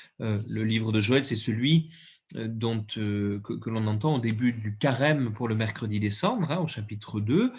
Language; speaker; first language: French; native; French